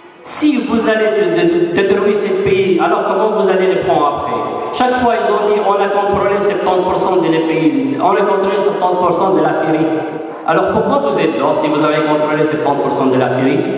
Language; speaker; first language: French; non-native, fluent; Arabic